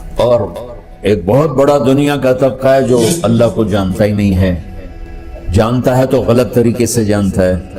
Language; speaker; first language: Urdu; non-native, local second language; Punjabi